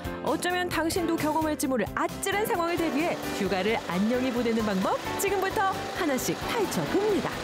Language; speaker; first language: Korean; native; Korean